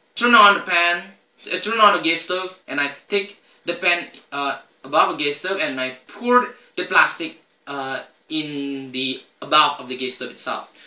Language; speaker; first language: English; non-native, learner; Indonesian